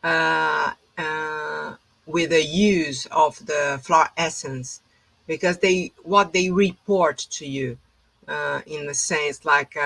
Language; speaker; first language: English; non-native, fluent; Portuguese